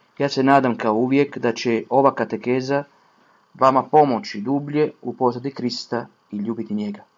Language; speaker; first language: Croatian; non-native, fluent; Italian